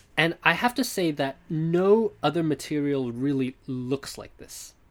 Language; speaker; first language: English; non-native, fluent; Chinese